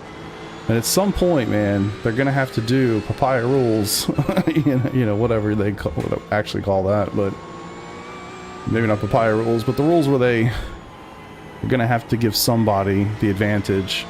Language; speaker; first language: English; native; English